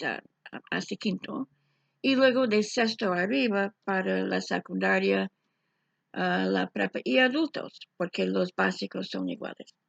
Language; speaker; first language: Spanish; non-native, fluent; English